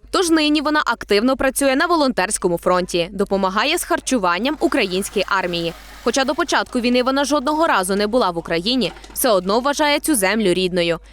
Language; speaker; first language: Ukrainian; native; Ukrainian